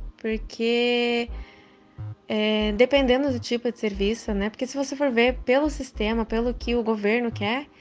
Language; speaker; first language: Portuguese; early bilingual, other home language; Japanese